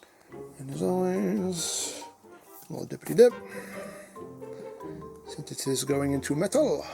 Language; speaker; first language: English; native; English